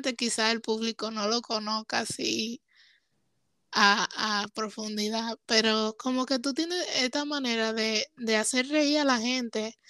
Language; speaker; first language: Spanish; native; Spanish